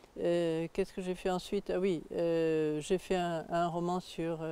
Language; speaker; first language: French; native; French